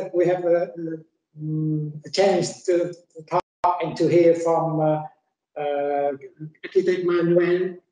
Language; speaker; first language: English; non-native, fluent; Vietnamese